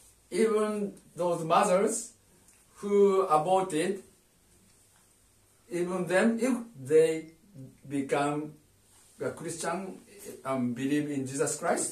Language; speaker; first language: English; non-native, learner; Japanese